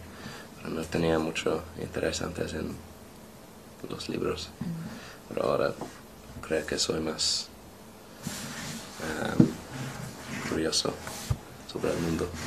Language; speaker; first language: Spanish; non-native, fluent; English